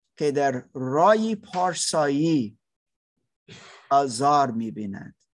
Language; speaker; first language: Persian; non-native, learner; English